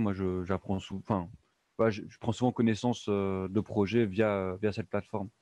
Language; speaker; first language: French; native; French